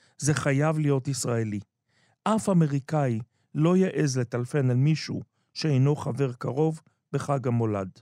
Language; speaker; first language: Hebrew; native; Hebrew